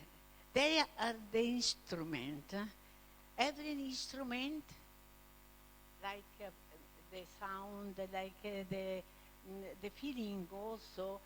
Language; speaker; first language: English; non-native, learner; Italian